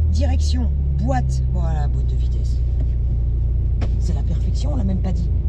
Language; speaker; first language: French; native; French